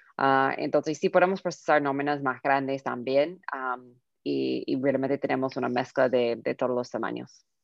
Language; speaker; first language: Spanish; non-native, fluent; English